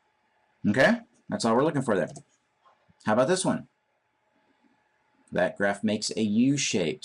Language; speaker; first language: English; native; English